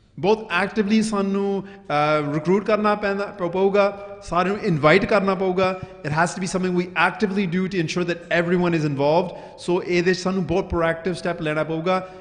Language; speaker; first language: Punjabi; early bilingual, heritage; Punjabi